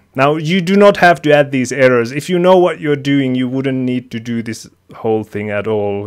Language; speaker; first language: English; non-native, fluent; Finnish